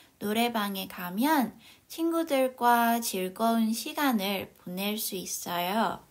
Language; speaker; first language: Korean; non-native, fluent; Cantonese